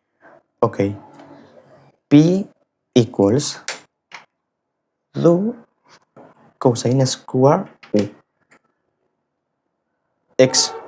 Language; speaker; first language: English; non-native, fluent; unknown